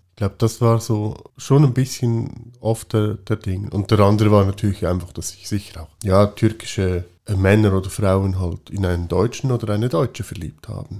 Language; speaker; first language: German; native; German